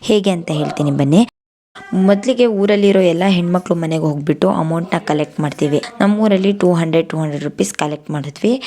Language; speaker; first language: Kannada; non-native, local second language; Lambadi